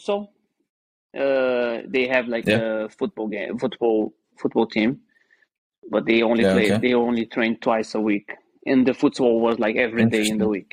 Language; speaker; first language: English; non-native, learner; Portuguese